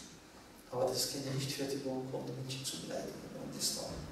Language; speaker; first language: German; non-native, fluent; Arabic